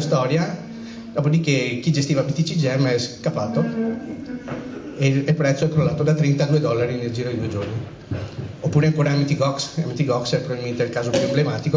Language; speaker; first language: Italian; native; Italian